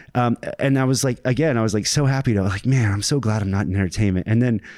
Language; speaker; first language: English; native; English